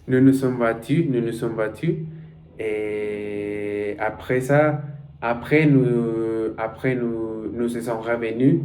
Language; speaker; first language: French; non-native, learner; Spanish